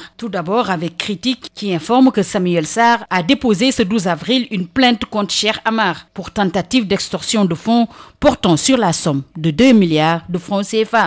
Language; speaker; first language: French; non-native, local second language; Wolof